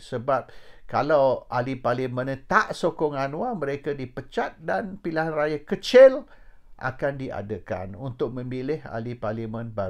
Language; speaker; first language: Malay; native; Malay